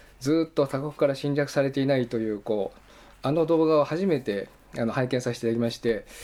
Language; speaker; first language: Japanese; native; Japanese